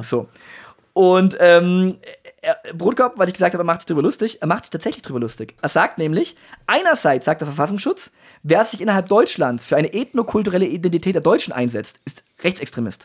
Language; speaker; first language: German; native; German